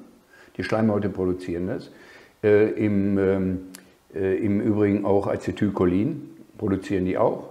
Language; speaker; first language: German; native; German